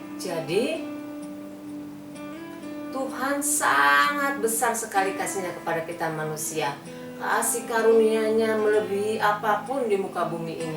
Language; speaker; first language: Indonesian; native; Indonesian